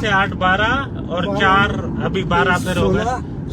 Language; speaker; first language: Hindi; non-native, local second language; Sindhi